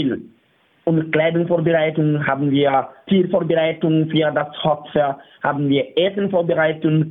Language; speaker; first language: German; non-native, fluent; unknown